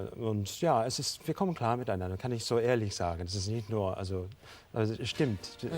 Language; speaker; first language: German; non-native, fluent; English